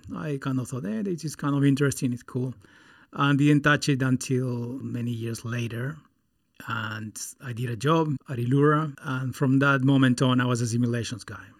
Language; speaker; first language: English; non-native, fluent; Spanish